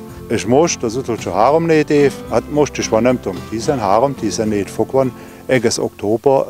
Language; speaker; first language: Hungarian; non-native, fluent; German